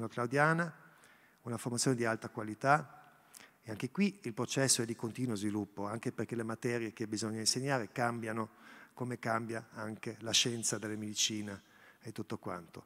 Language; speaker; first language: Italian; non-native, local second language; German